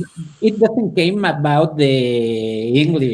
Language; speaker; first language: English; non-native, learner; Spanish